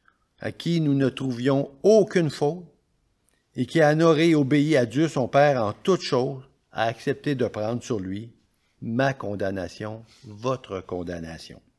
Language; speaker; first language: French; native; French